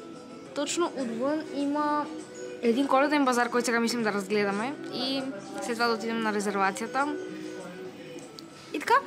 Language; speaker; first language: Bulgarian; native; Bulgarian